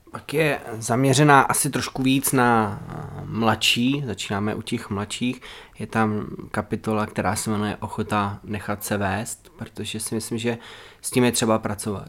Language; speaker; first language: Czech; native; Czech